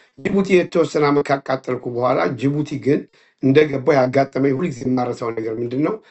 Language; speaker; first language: Amharic; native; Amharic